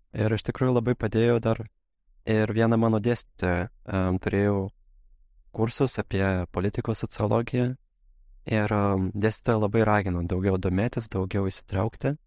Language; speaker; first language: Lithuanian; non-native, fluent; Russian